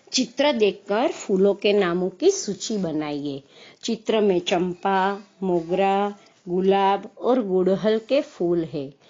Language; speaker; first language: Hindi; non-native, local second language; Gujarati